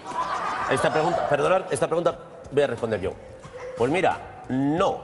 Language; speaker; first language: Spanish; native; Spanish